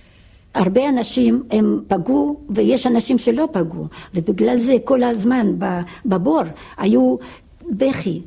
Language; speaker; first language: Hebrew; non-native, fluent; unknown